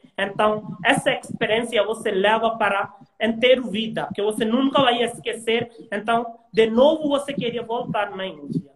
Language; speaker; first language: Portuguese; non-native, learner; Hindi